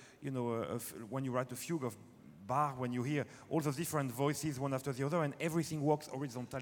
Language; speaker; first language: English; non-native, fluent; French